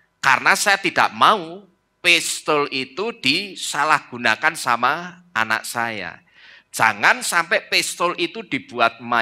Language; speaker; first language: Indonesian; native; Indonesian